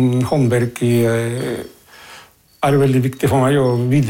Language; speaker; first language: Norwegian; non-native, fluent; Spanish